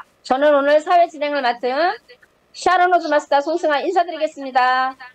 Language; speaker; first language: Korean; native; Korean